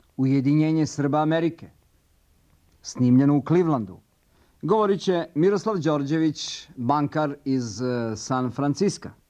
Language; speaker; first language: Serbian; native; Serbian